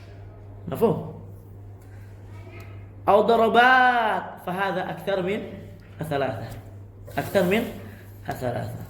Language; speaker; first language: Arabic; non-native, fluent; Indonesian